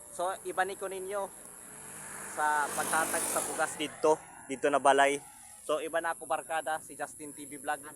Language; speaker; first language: Cebuano; non-native, local second language; Surigaonon